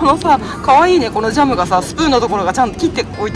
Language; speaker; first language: Japanese; native; Japanese